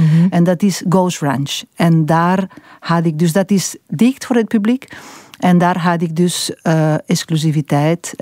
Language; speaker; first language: Dutch; non-native, fluent; Catalan